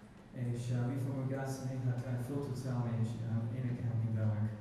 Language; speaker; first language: Hungarian; non-native, learner; English